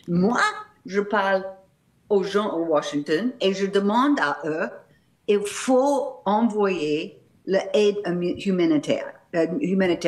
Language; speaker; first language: French; non-native, fluent; English